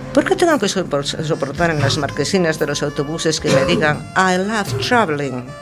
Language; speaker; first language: Spanish; non-native, local second language; Galician